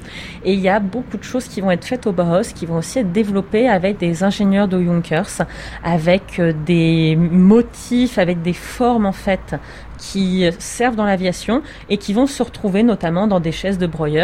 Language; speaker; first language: French; native; French